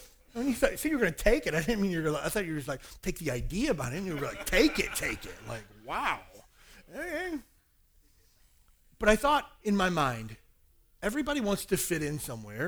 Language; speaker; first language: English; native; English